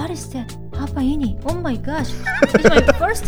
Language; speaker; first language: English; non-native, learner; Korean